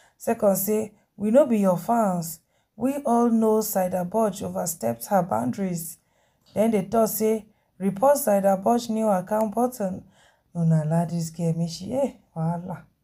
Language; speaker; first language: Nigerian Pidgin; native; Nigerian Pidgin